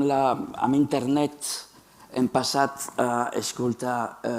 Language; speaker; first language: Catalan; non-native, fluent; French